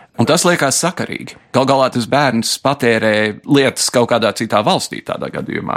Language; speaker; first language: Latvian; early bilingual, heritage; Latvian